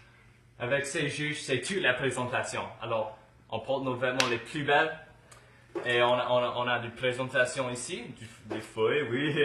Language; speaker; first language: French; non-native, fluent; English